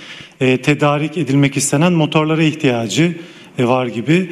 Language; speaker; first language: Turkish; native; Turkish